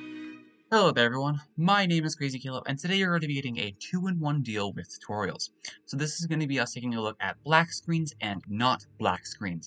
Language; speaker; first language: English; native; English